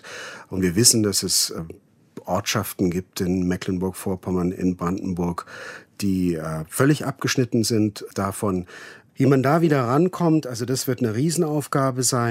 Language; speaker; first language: German; native; German